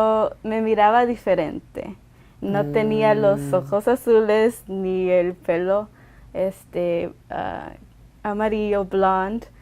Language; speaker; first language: Spanish; early bilingual, other home language; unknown